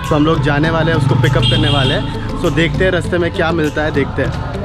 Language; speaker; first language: Hindi; non-native, local second language; Bangla